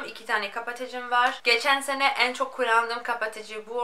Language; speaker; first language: Turkish; non-native, fluent; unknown